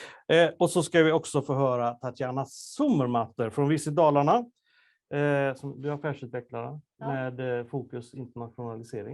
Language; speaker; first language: Swedish; native; Swedish